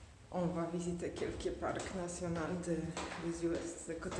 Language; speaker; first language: French; non-native, fluent; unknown